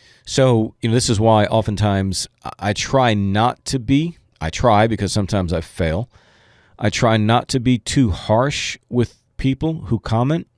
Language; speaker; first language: English; native; English